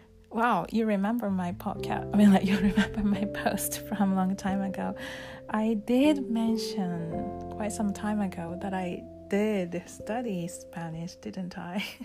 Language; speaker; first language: English; non-native, fluent; Japanese